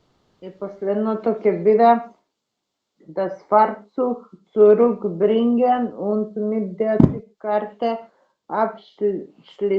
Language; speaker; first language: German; non-native, learner; Macedonian